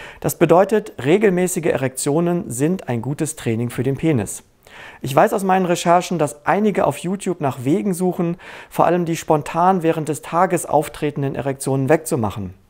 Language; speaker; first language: German; native; German